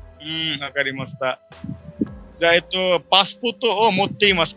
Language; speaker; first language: Japanese; non-native, fluent; Bangla